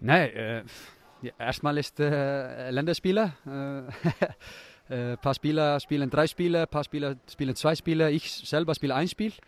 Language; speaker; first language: German; non-native, fluent; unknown